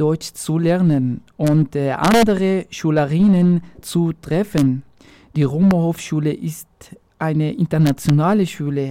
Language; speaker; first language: German; non-native, local second language; Arabic